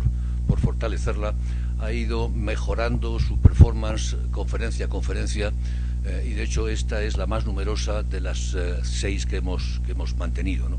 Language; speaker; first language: Spanish; native; Spanish